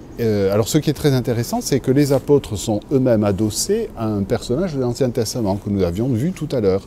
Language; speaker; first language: French; native; French